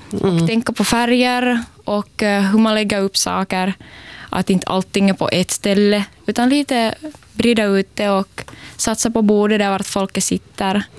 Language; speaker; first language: Swedish; native; Swedish